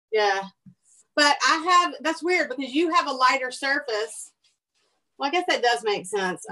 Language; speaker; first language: English; native; English